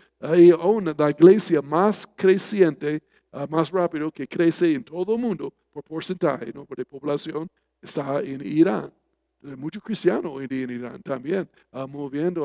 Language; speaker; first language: Spanish; non-native, fluent; English